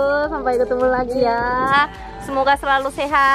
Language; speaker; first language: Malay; non-native, fluent; Korean